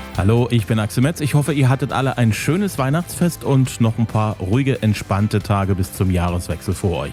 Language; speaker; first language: German; native; German